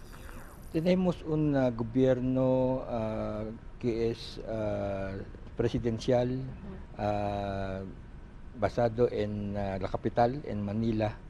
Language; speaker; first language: Spanish; non-native, learner; Filipino